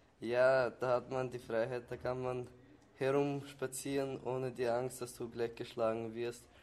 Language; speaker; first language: German; early bilingual, other home language; Chechen